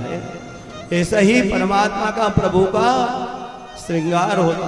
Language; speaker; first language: Hindi; native; Hindi